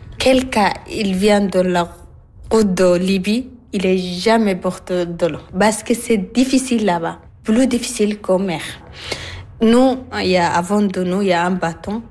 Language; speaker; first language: French; non-native, learner; Arabic